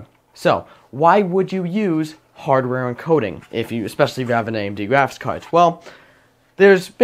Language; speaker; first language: English; native; English